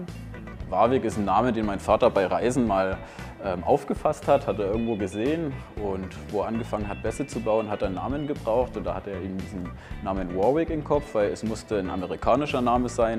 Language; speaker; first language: German; native; German